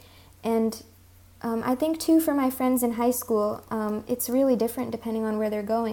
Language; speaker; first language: English; early bilingual, other home language; Hindi